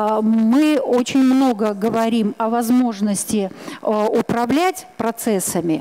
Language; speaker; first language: Russian; native; Russian